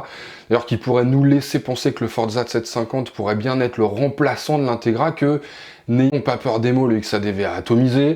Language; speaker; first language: French; native; French